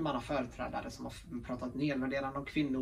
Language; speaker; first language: Swedish; early bilingual, other home language; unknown